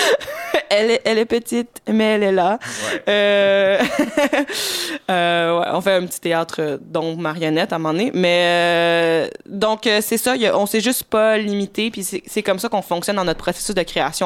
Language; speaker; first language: French; native; French